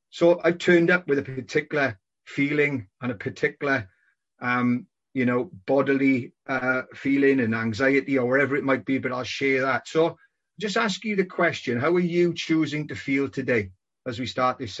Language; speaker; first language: English; native; English